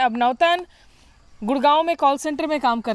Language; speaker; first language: Hindi; native; Hindi